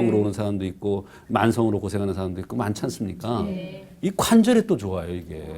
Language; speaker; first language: Korean; native; Korean